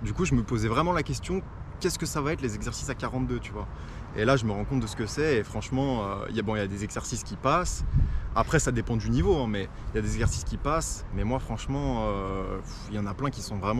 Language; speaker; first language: French; native; French